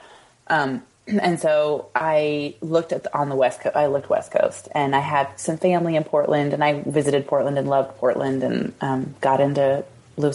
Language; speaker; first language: English; native; English